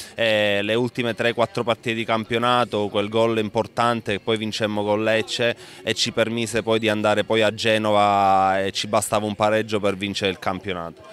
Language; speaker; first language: Italian; native; Italian